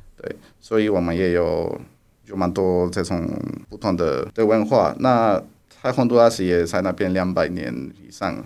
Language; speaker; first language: Chinese; non-native, fluent; Spanish